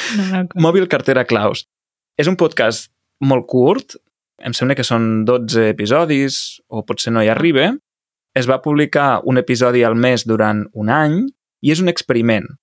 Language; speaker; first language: Catalan; native; Catalan